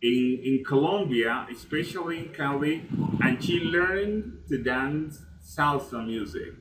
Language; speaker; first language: English; non-native, fluent; Spanish